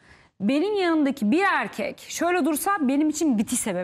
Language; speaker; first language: Turkish; native; Turkish